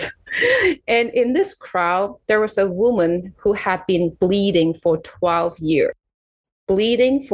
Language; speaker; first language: English; non-native, local second language; Cantonese